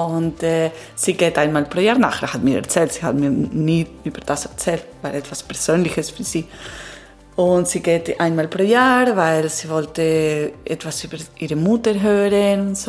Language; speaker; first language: German; non-native, learner; Italian